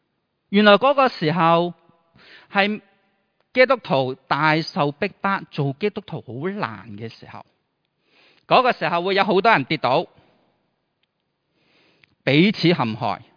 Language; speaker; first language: Chinese; native; Chinese